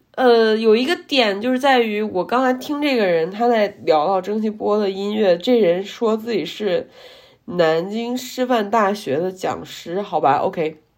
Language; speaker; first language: Chinese; native; Chinese